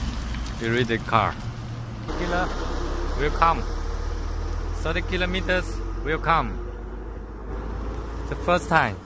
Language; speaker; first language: English; non-native, learner; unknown